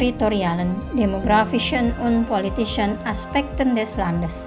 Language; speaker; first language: German; non-native, fluent; Indonesian